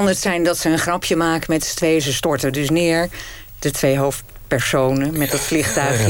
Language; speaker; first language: Dutch; native; Dutch